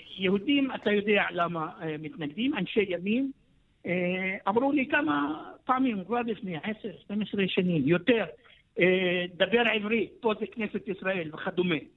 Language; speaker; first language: Hebrew; non-native, local second language; Arabic